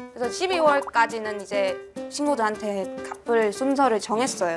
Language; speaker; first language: Korean; non-native, fluent; Vietnamese